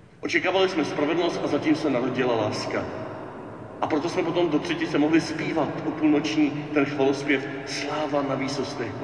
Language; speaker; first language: Czech; native; Czech